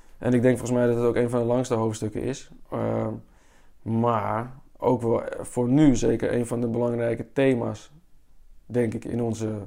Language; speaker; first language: Dutch; native; Dutch